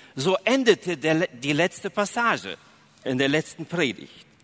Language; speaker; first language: German; early bilingual, other home language; Russian